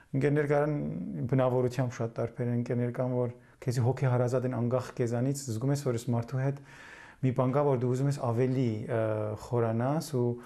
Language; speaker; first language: Armenian; early bilingual, heritage; Armenian